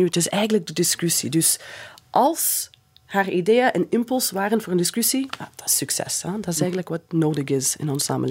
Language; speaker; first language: Dutch; non-native, fluent; English